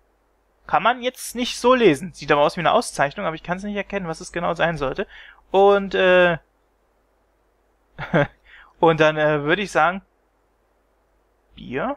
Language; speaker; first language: German; native; German